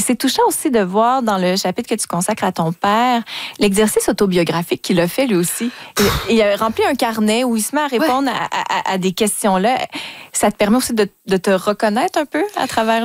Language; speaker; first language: French; native; French